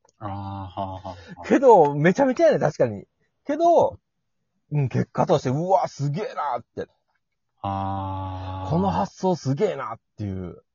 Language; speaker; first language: Japanese; native; Japanese